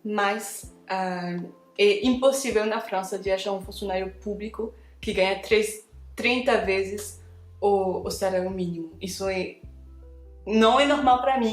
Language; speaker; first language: Portuguese; non-native, fluent; French